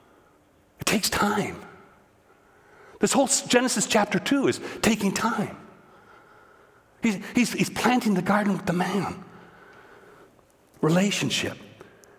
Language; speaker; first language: English; native; English